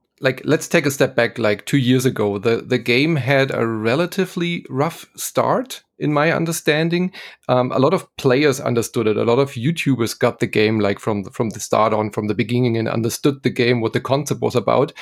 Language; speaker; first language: English; non-native, fluent; German